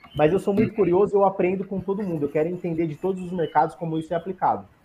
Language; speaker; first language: Portuguese; native; Portuguese